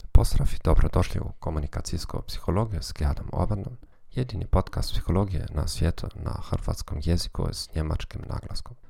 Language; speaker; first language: Croatian; non-native, fluent; German